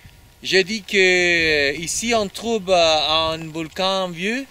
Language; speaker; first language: French; non-native, learner; Spanish